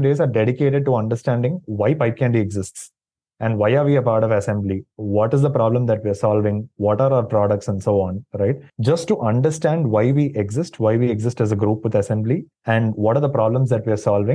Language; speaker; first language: English; non-native, local second language; Tamil